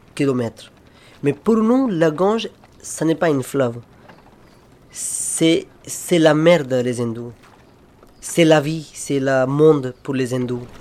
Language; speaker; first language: French; non-native, learner; Hindi